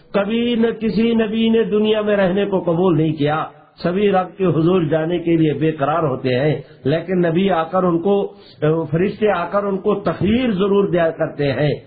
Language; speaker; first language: Urdu; non-native, local second language; Punjabi